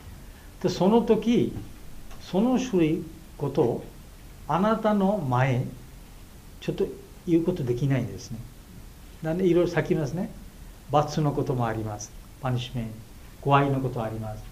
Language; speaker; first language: Japanese; non-native, fluent; Bangla